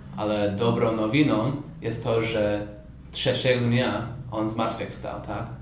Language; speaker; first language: Polish; non-native, fluent; English